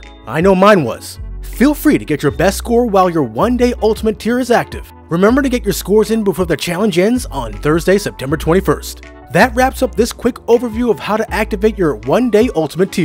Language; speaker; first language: English; native; English